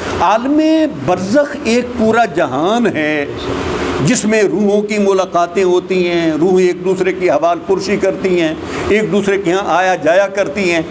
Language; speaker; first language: Urdu; non-native, local second language; Punjabi